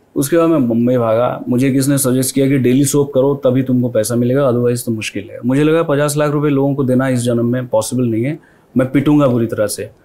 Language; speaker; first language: Hindi; non-native, local second language; Odia